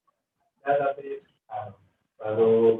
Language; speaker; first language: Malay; non-native, local second language; Javanese